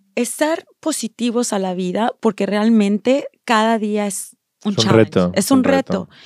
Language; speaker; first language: Spanish; native; Spanish